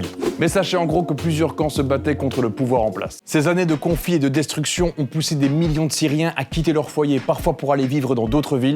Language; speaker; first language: French; native; French